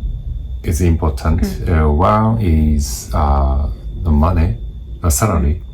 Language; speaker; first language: English; non-native, learner; Japanese